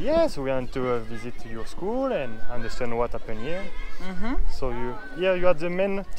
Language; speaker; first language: English; non-native, learner; French